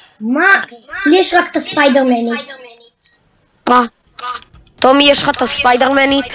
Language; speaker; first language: Hebrew; native; Hebrew